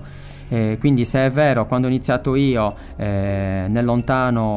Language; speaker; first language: Italian; native; Italian